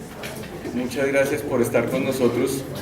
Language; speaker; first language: Spanish; native; Spanish